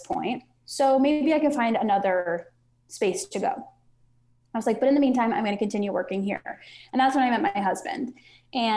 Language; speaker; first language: English; native; English